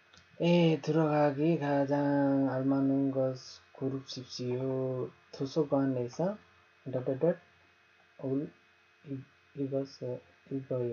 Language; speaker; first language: Korean; non-native, learner; Nepali